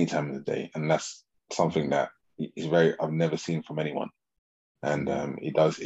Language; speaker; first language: English; native; English